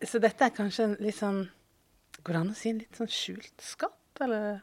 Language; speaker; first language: Norwegian; native; Norwegian